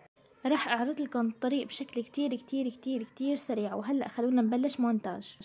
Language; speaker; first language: Arabic; native; Arabic